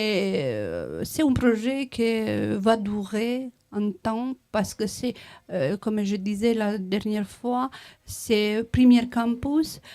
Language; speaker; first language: French; non-native, learner; Romanian